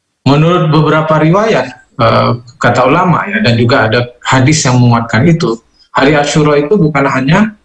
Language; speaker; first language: Indonesian; native; Indonesian